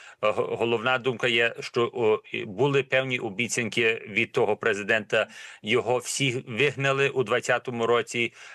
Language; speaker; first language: Ukrainian; early bilingual, heritage; Ukrainian